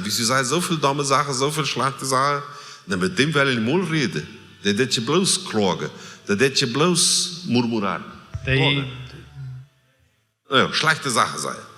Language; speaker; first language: German; non-native, learner; Plautdietsch